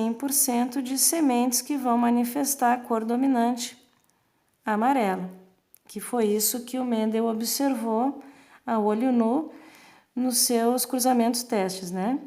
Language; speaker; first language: Portuguese; native; Portuguese